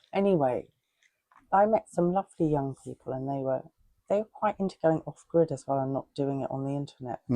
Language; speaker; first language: English; native; English